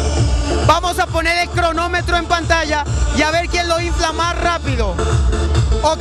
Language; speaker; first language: Spanish; native; Spanish